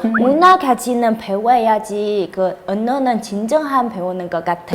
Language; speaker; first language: Korean; non-native, fluent; Chinese